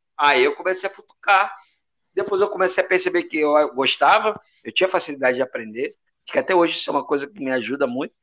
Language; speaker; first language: Portuguese; native; Portuguese